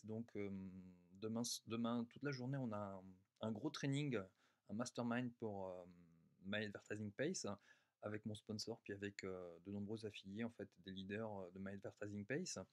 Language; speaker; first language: French; native; French